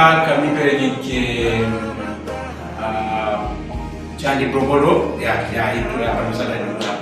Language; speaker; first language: Indonesian; non-native, learner; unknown